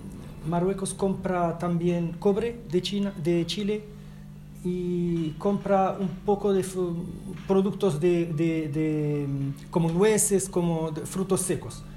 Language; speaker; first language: Spanish; non-native, fluent; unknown